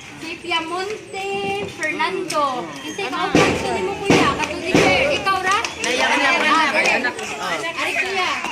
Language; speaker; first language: Cebuano; native; Cebuano